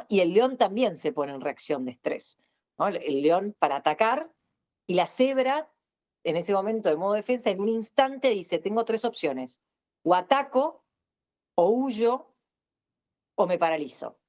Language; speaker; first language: Spanish; native; Spanish